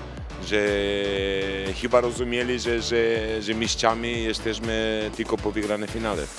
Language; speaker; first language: Polish; non-native, fluent; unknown